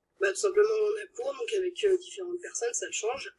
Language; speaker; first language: French; native; French